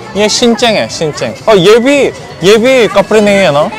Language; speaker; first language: Hindi; non-native, learner; Korean